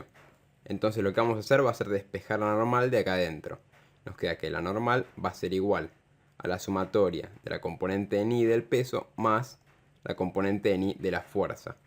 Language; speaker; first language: Spanish; native; Spanish